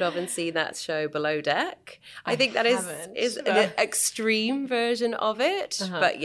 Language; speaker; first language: English; native; English